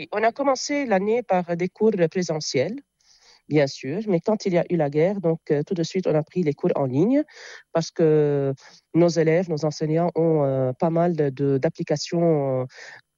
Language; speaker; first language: French; non-native, local second language; Arabic